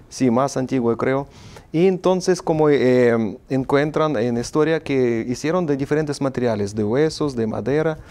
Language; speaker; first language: Spanish; non-native, fluent; Russian